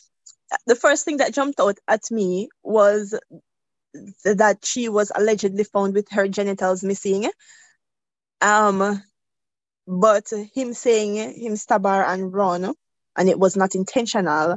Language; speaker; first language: English; native; English